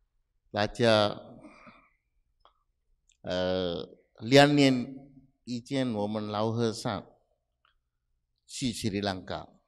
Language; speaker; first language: Chinese; non-native, fluent; Sinhala